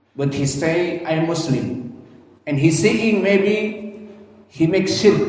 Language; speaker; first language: English; non-native, learner; Indonesian